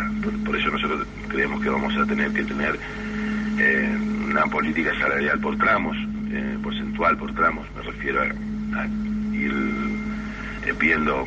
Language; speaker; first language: Spanish; native; Spanish